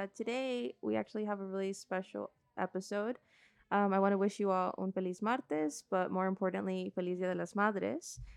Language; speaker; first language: English; early bilingual, other home language; Spanish